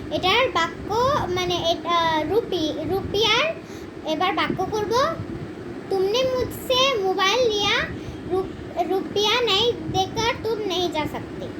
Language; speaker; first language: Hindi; non-native, learner; Bangla